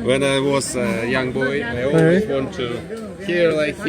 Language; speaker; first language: English; non-native, learner; Russian